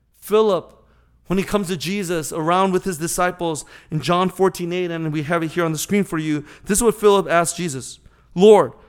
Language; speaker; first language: English; native; English